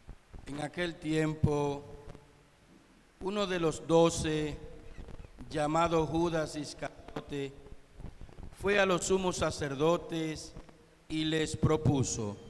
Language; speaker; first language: Spanish; native; Spanish